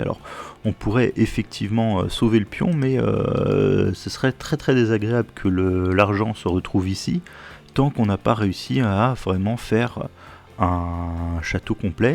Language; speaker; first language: French; native; French